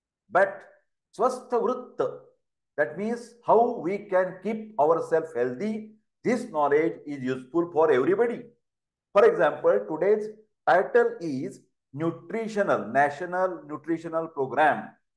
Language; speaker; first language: English; non-native, local second language; Marathi